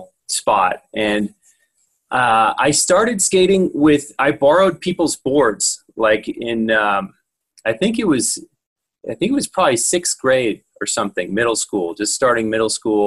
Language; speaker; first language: English; native; English